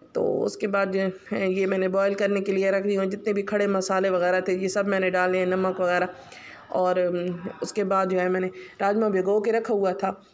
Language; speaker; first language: Urdu; non-native, local second language; Punjabi